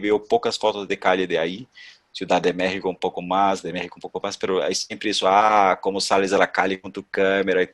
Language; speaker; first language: Spanish; non-native, fluent; Portuguese